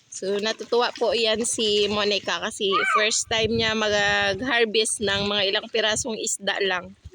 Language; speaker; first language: Filipino; non-native, local second language; Cebuano